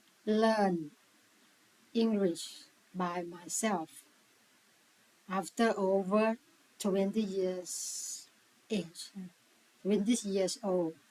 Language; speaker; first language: English; non-native, learner; Thai